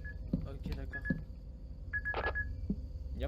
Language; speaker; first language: French; native; French